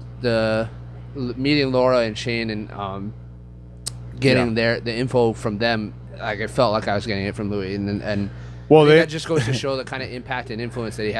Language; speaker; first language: English; native; English